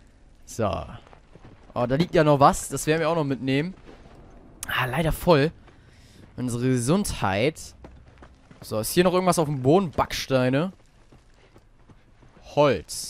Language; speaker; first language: German; native; German